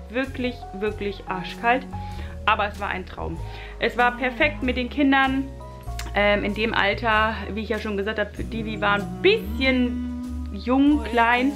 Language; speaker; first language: German; native; German